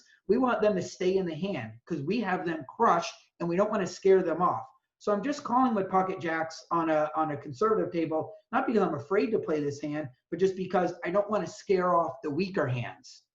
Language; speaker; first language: English; native; English